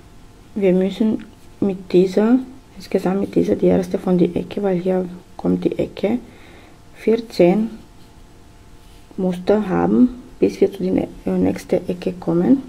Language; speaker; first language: German; non-native, fluent; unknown